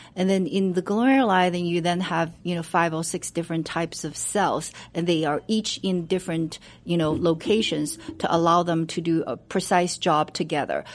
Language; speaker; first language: English; non-native, fluent; Chinese